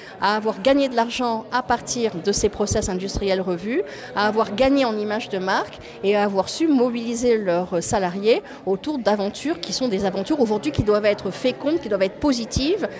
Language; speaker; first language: French; native; French